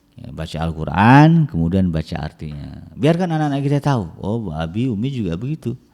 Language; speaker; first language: Indonesian; native; Indonesian